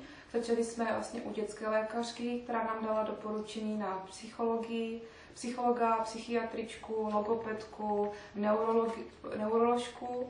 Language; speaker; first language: Czech; native; Czech